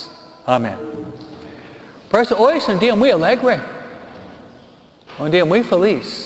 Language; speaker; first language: Spanish; non-native, fluent; English